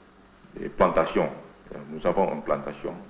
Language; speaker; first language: French; non-native, fluent; Indonesian